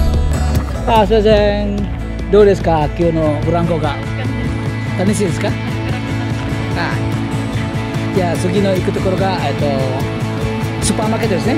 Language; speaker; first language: Japanese; non-native, fluent; Balinese